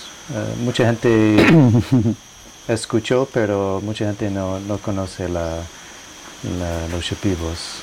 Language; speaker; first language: Spanish; non-native, learner; English